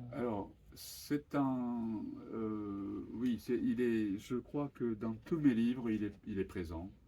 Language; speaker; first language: French; non-native, fluent; Japanese